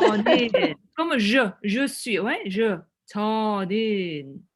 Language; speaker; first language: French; non-native, fluent; Korean